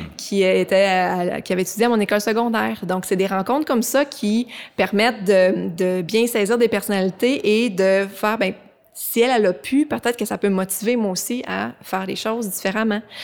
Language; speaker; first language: French; native; French